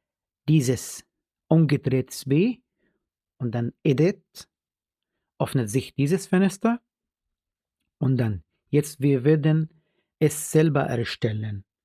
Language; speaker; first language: German; non-native, fluent; Arabic